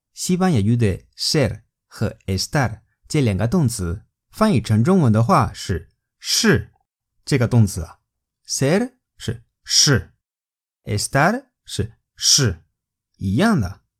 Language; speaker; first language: Chinese; non-native, fluent; Spanish